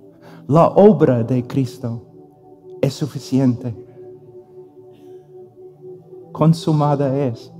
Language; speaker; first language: Spanish; non-native, fluent; English